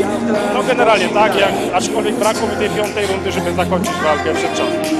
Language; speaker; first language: Polish; native; Polish